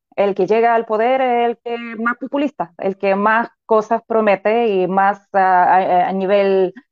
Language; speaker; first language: Spanish; non-native, fluent; Russian